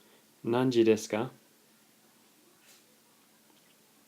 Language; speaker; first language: Japanese; non-native, fluent; English